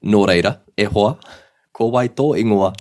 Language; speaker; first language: Māori; non-native, local second language; English